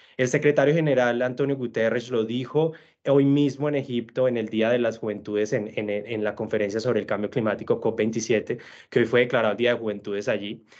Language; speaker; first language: Spanish; native; Spanish